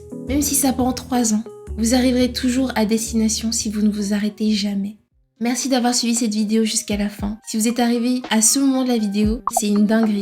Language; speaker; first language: French; native; French